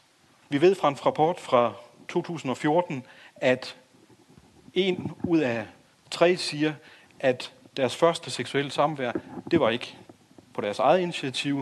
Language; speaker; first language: Danish; native; Danish